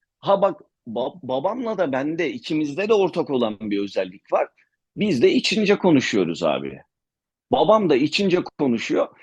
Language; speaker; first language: Turkish; native; Turkish